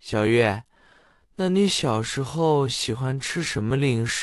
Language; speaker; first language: Chinese; non-native, fluent; English